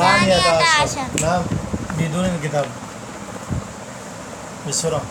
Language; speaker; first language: Arabic; non-native, fluent; Urdu